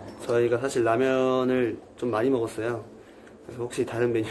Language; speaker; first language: Korean; native; Korean